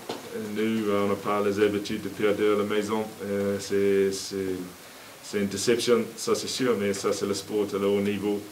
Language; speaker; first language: French; non-native, learner; English